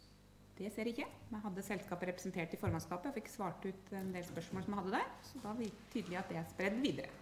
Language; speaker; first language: Norwegian; native; Norwegian